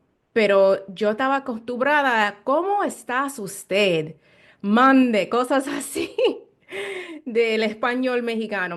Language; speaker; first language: Spanish; non-native, learner; English